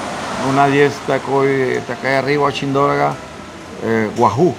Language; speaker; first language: Russian; non-native, learner; Spanish